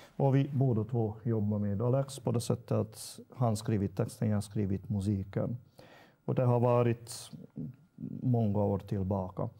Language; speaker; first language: Swedish; non-native, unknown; Hungarian